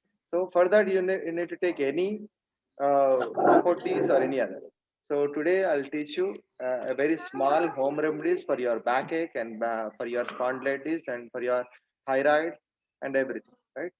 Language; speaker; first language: English; non-native, local second language; Telugu